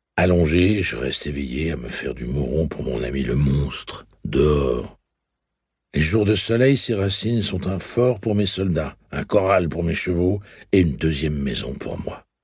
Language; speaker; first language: French; native; French